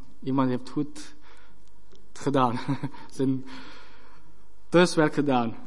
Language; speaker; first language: Dutch; non-native, fluent; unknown